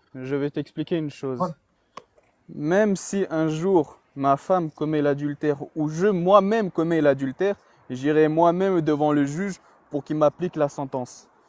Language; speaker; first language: French; early bilingual, other home language; Chechen